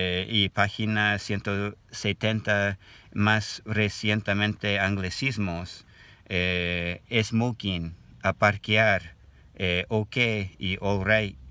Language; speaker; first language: Spanish; non-native, learner; English